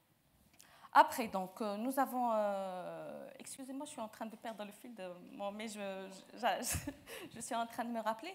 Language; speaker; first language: French; non-native, local second language; Arabic